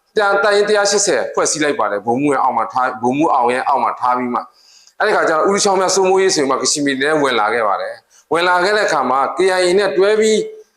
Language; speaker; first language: Burmese; non-native, local second language; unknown